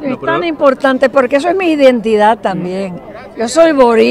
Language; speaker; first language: Spanish; early bilingual, other home language; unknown